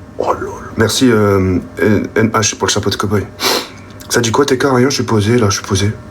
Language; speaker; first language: French; early bilingual, other home language; Arabic